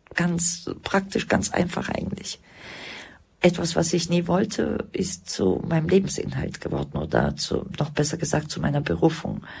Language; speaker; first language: German; early bilingual, other home language; Croatian